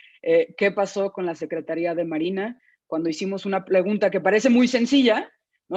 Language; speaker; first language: Spanish; native; Spanish